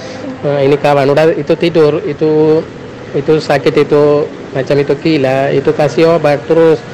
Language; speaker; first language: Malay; non-native, learner; Tamil